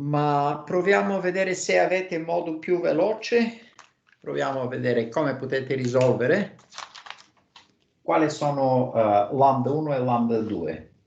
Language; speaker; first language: Italian; non-native, fluent; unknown